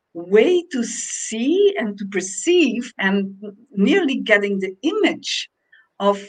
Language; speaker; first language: English; non-native, fluent; Dutch